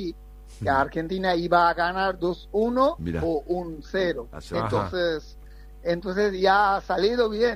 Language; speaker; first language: Spanish; non-native, fluent; Bangla